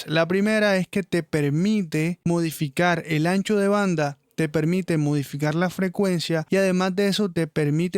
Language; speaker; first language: Spanish; native; Spanish